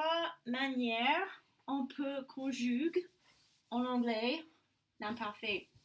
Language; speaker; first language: French; non-native, learner; English